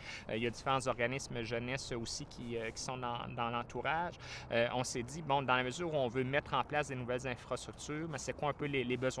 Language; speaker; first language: French; native; French